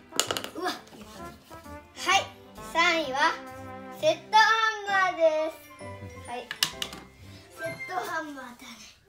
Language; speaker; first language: Japanese; native; Japanese